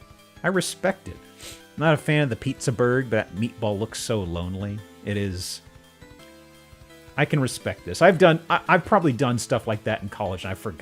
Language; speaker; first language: English; native; English